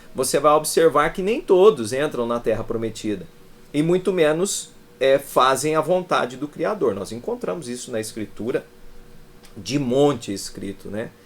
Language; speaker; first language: Portuguese; native; Portuguese